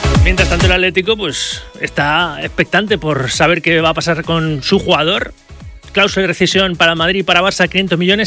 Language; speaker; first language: Spanish; native; Spanish